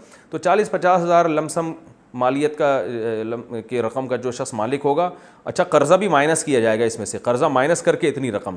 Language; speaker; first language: Urdu; native; Urdu